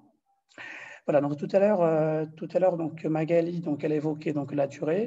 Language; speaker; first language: French; non-native, fluent; Portuguese